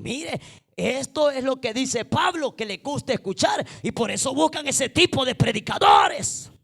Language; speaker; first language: Spanish; native; Spanish